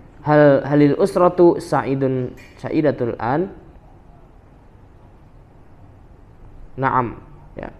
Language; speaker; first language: Arabic; non-native, fluent; Indonesian